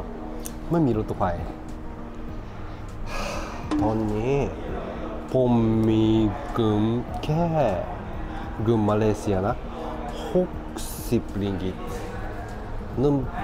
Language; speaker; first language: Thai; non-native, learner; Japanese